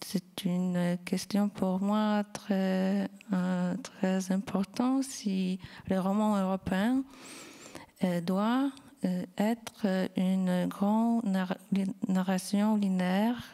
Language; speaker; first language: French; non-native, fluent; Polish